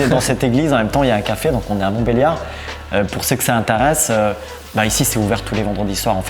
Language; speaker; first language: French; native; French